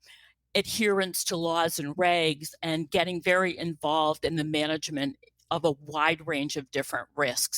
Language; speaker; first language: English; native; English